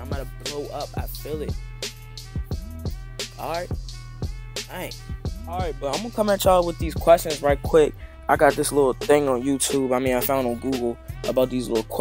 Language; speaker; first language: English; native; English